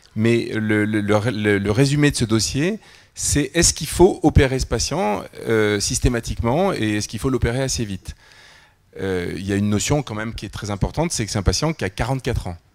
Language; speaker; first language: French; native; French